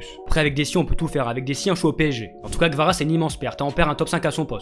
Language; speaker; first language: French; native; French